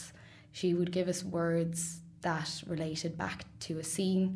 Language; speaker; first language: English; native; English